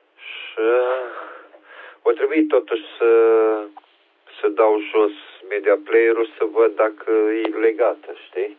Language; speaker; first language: Romanian; native; Romanian